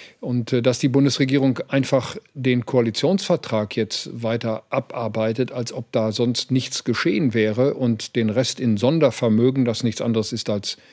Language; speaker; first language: German; native; German